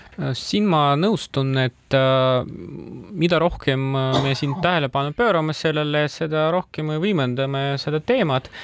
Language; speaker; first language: Estonian; non-native, local second language; Russian